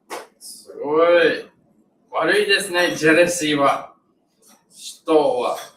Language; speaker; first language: Japanese; non-native, learner; English